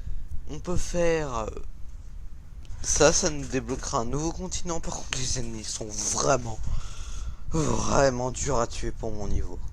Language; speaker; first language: French; native; French